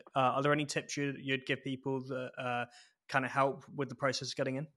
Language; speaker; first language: English; native; English